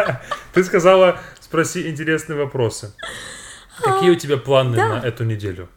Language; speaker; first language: Russian; non-native, fluent; English